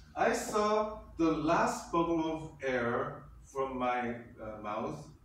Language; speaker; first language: English; non-native, fluent; Korean